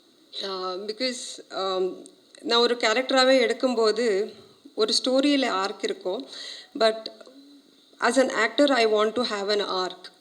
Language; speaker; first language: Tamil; non-native, learner; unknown